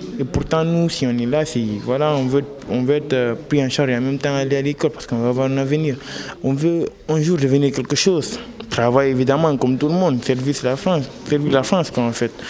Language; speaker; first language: French; non-native, local second language; Fula